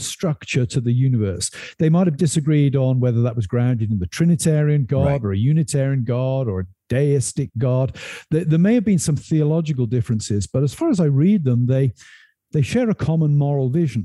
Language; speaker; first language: English; native; English